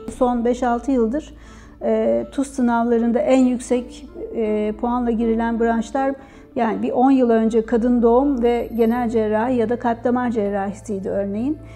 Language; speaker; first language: Turkish; native; Turkish